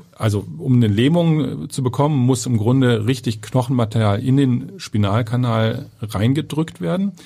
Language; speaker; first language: German; native; German